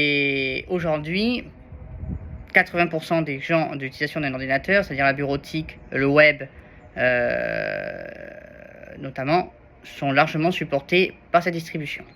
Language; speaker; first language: French; native; French